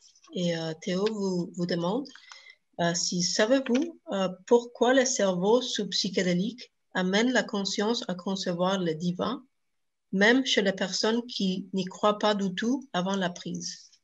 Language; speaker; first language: French; non-native, fluent; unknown